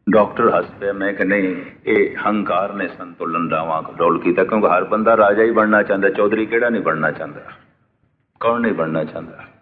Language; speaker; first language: Hindi; non-native, local second language; Punjabi